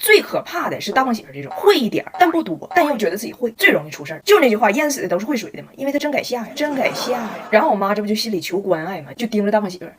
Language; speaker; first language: Chinese; native; Chinese